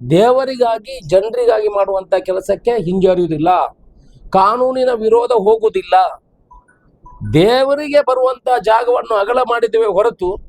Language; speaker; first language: Kannada; non-native, local second language; Tulu